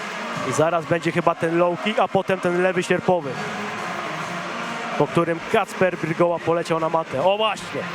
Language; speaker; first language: Polish; native; Polish